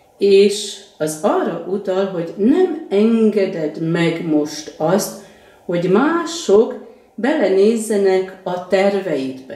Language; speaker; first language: Hungarian; native; Hungarian